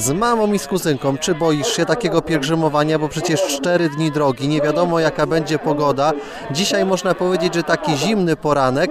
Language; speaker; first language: Polish; native; Polish